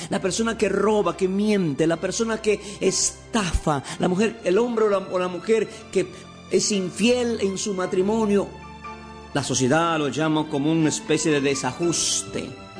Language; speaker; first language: Spanish; native; Spanish